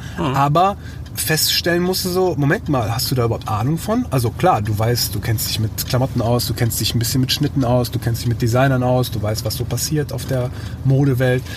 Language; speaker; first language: German; early bilingual, other home language; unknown